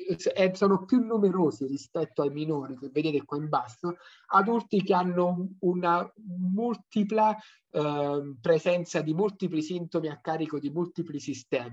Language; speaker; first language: Italian; native; Italian